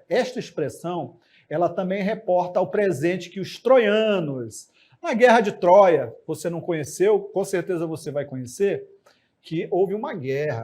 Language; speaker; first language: Portuguese; native; Portuguese